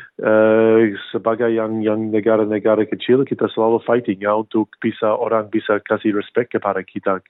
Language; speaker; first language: Indonesian; early bilingual, heritage; English